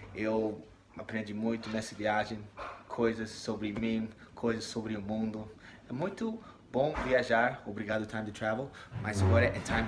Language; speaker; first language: Portuguese; non-native, learner; English